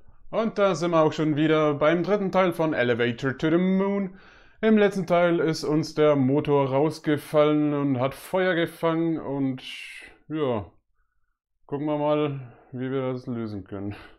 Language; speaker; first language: German; native; German